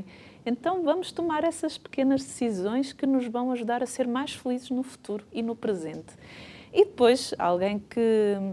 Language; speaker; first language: Portuguese; native; Portuguese